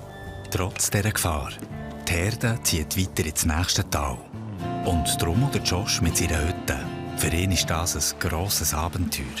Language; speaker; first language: German; native; German